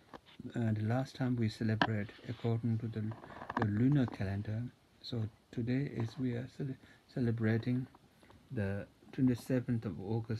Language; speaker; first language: English; non-native, fluent; Tibetan